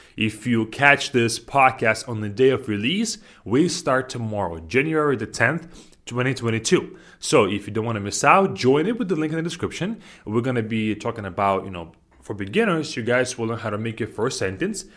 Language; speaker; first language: English; non-native, fluent; Russian